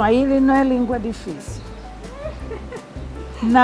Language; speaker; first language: Portuguese; non-native, fluent; Swahili